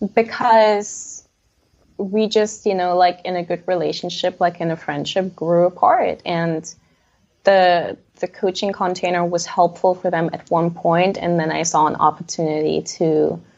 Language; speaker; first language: English; non-native, fluent; German